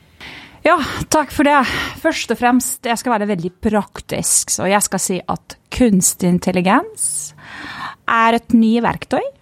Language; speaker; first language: Norwegian; non-native, fluent; Lithuanian